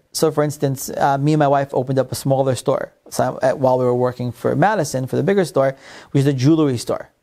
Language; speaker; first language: English; non-native, fluent; Hebrew